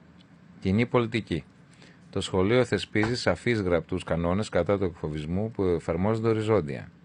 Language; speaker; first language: Greek; native; Greek